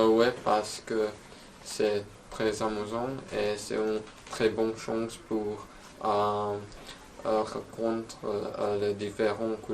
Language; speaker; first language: French; non-native, learner; Croatian